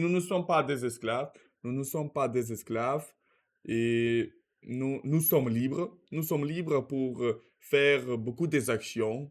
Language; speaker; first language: French; non-native, learner; Russian